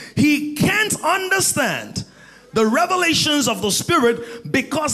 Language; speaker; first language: English; non-native, local second language; Yoruba